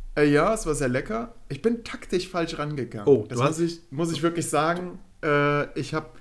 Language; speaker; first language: German; native; German